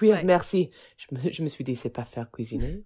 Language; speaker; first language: French; non-native, fluent; English